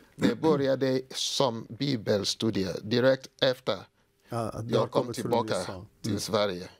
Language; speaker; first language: Swedish; non-native, fluent; Igbo